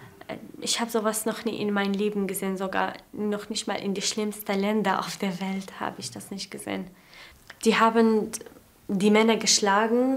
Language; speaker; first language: German; non-native, fluent; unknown